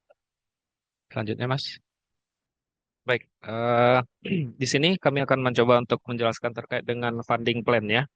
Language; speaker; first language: Indonesian; native; Indonesian